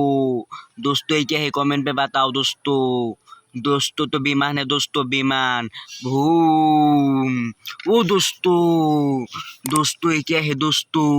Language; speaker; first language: Hindi; native; Hindi